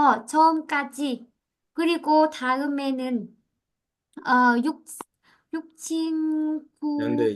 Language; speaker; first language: Korean; non-native, learner; Vietnamese